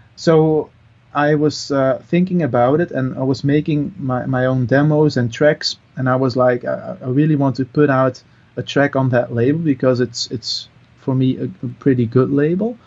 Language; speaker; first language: English; non-native, fluent; Dutch